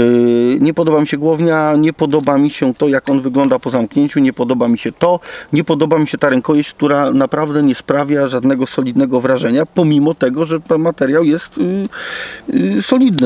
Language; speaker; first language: Polish; native; Polish